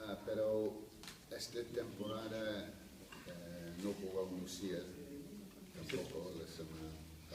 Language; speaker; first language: Spanish; non-native, fluent; English